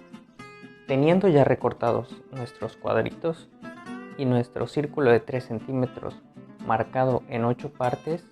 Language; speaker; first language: Spanish; native; Spanish